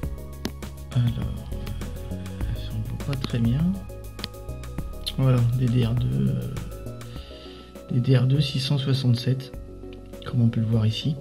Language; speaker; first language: French; native; French